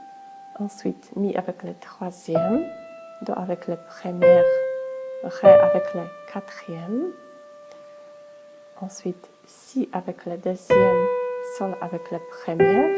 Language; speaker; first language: French; non-native, fluent; Polish